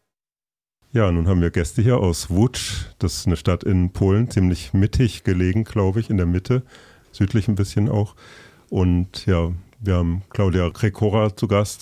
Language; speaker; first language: German; native; German